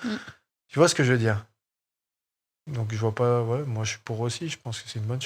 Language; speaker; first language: French; native; French